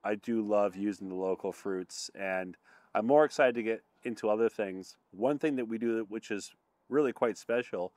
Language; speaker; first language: English; native; English